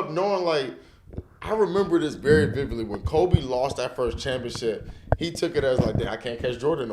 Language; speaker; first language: English; native; English